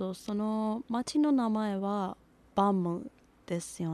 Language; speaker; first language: Japanese; non-native, learner; Persian